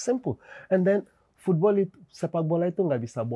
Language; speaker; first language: Indonesian; non-native, fluent; English